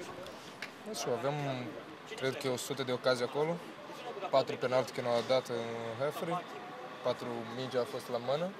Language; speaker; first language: Romanian; non-native, learner; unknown